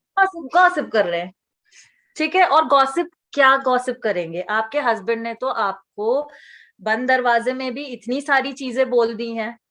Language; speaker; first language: Hindi; native; Hindi